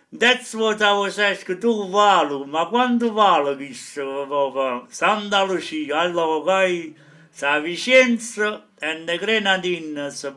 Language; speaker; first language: English; non-native, fluent; Italian